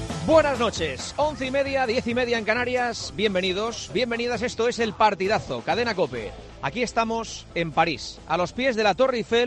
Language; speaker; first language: Spanish; native; Spanish